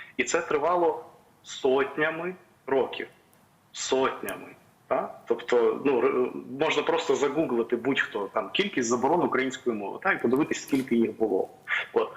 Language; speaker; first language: Ukrainian; native; Ukrainian